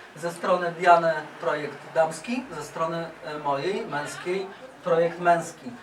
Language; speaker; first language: Polish; native; Polish